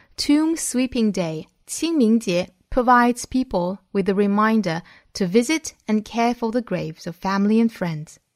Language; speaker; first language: English; non-native, fluent; Chinese